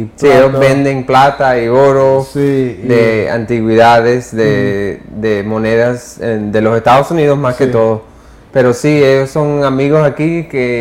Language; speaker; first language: Spanish; early bilingual, heritage; English